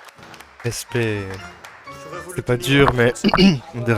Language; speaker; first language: French; native; French